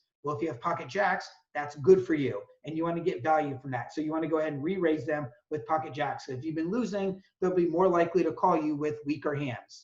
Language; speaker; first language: English; native; English